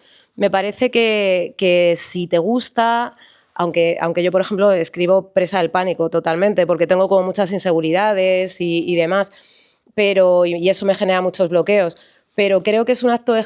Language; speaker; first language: Spanish; native; Spanish